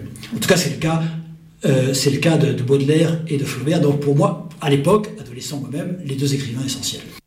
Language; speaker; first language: French; native; French